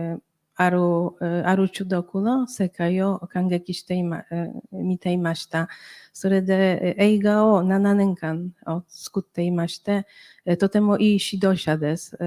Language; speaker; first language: Japanese; non-native, fluent; Polish